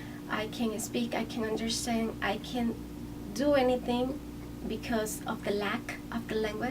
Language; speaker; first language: English; non-native, fluent; Spanish